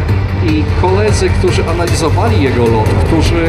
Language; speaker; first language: Polish; native; Polish